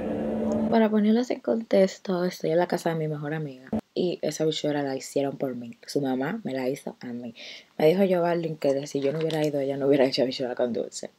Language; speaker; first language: Spanish; native; Spanish